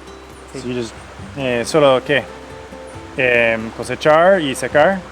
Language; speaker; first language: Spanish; non-native, learner; English